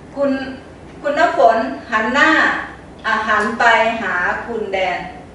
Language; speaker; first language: Thai; native; Thai